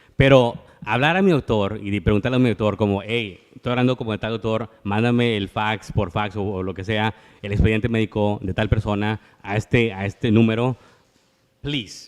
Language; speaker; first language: Spanish; early bilingual, heritage; Spanish